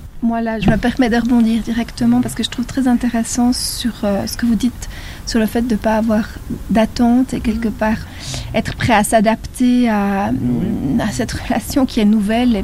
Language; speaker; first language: French; native; French